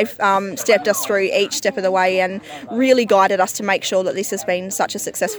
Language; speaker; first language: English; native; English